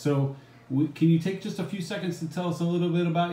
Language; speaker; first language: English; native; English